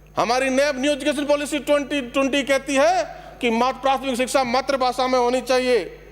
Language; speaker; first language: Hindi; non-native, local second language; Marwari